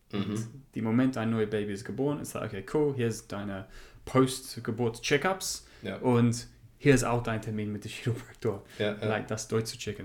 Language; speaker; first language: German; non-native, learner; English